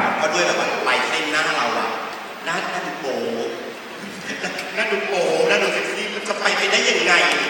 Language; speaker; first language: Thai; native; Thai